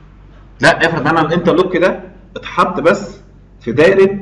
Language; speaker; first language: Arabic; native; Arabic